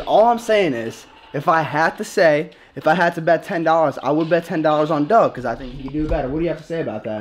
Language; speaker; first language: English; early bilingual, other home language; Russian